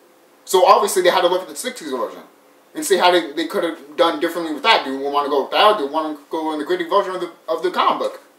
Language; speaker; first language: English; native; English